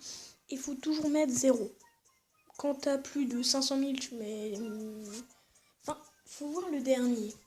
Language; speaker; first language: French; native; French